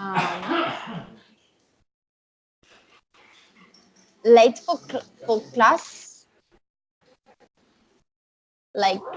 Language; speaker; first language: English; non-native, fluent; Spanish